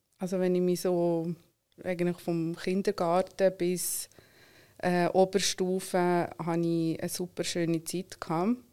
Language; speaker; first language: German; early bilingual, other home language; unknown